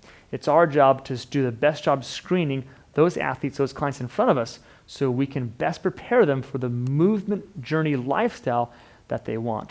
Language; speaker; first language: English; native; English